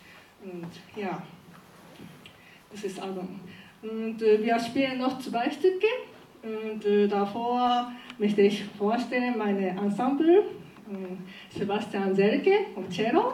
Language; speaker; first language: German; non-native, learner; Japanese